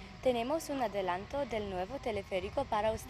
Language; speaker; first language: Spanish; non-native, learner; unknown